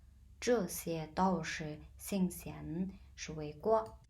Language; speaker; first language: Chinese; non-native, fluent; Mongolian